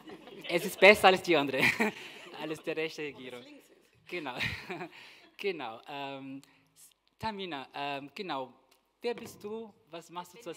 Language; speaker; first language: German; non-native, fluent; Portuguese